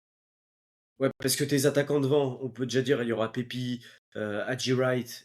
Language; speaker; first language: French; native; French